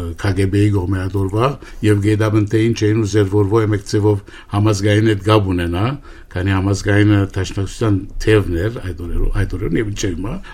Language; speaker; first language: Armenian; early bilingual, heritage; Armenian